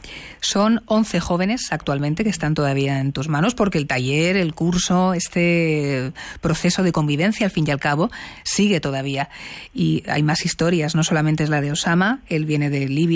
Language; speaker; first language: Spanish; native; Spanish